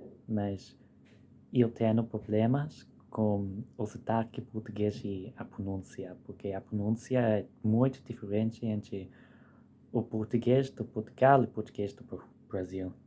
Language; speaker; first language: Portuguese; non-native, fluent; English